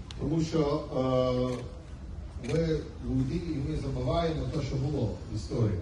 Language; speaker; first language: Ukrainian; non-native, learner; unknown